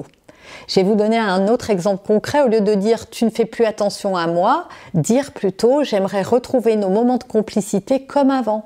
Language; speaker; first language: French; native; French